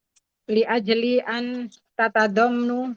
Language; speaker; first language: Arabic; non-native, learner; Indonesian